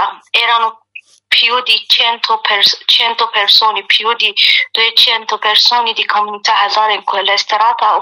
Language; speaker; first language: Italian; non-native, learner; Persian